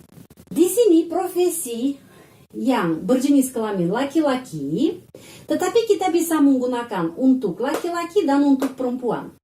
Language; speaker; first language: Indonesian; non-native, fluent; Russian